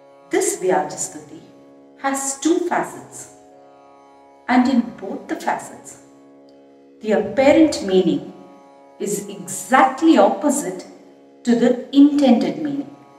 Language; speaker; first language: English; non-native, local second language; Tamil